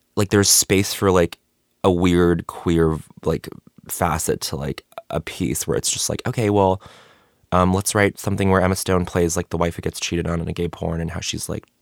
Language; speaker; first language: English; native; English